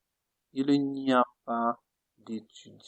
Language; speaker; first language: French; non-native, fluent; Italian